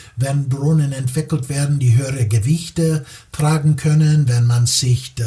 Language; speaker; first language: German; non-native, fluent; English